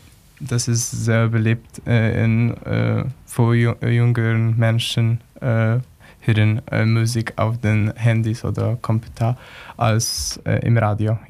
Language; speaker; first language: German; non-native, learner; Polish